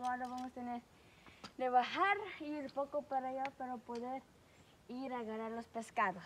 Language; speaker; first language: Spanish; early bilingual, heritage; Spanish